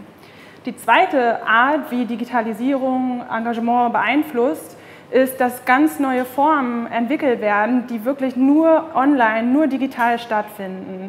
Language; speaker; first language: German; native; German